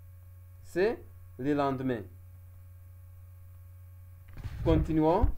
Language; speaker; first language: French; non-native, local second language; Kinyarwanda